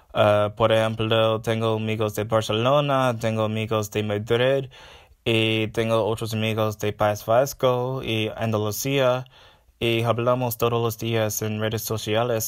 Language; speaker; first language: Spanish; non-native, learner; English